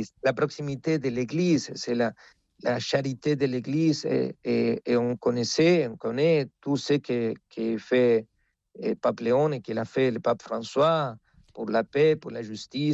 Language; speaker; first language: French; non-native, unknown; Spanish